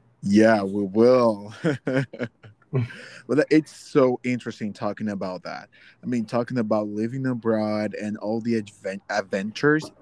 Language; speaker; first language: English; non-native, fluent; Portuguese